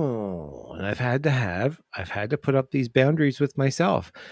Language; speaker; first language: English; native; English